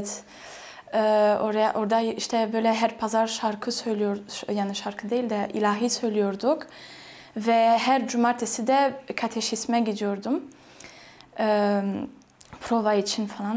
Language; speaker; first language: Turkish; non-native, fluent; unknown